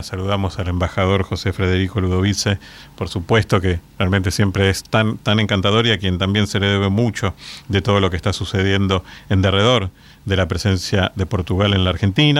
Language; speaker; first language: Spanish; native; Spanish